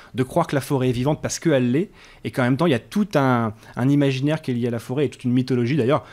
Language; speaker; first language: French; native; French